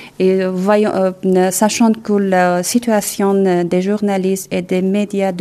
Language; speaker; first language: French; non-native, fluent; Persian